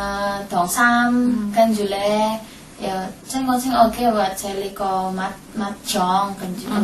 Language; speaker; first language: Cantonese; non-native, learner; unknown